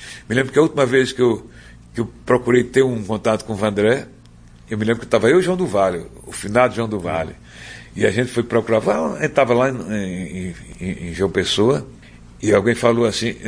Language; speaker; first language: Portuguese; native; Portuguese